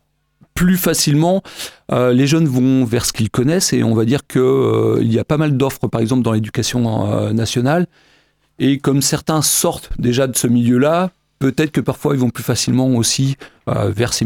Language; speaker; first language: French; native; French